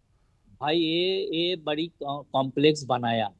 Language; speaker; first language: Hindi; non-native, learner; Bangla